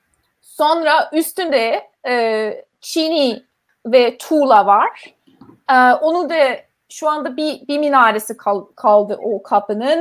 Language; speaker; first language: Turkish; non-native, fluent; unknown